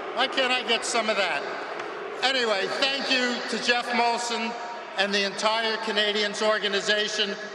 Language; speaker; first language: English; native; English